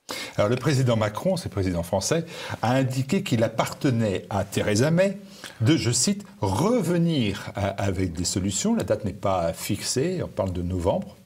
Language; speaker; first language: French; native; French